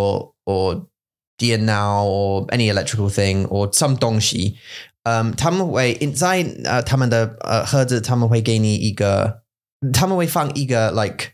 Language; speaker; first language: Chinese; non-native, learner; English